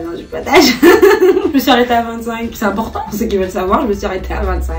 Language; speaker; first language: French; native; French